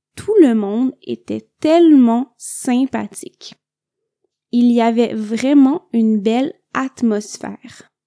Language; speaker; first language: French; native; French